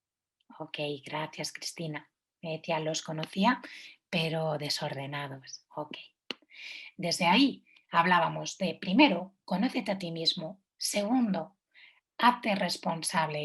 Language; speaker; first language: Spanish; native; Spanish